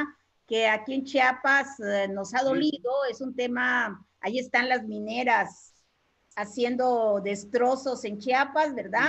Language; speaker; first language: Spanish; native; Spanish